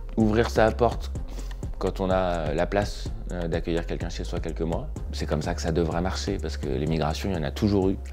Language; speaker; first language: French; native; French